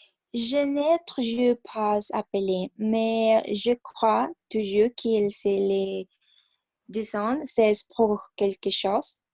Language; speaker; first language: French; non-native, learner; Spanish